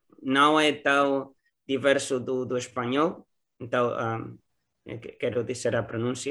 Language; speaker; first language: Portuguese; non-native, learner; Spanish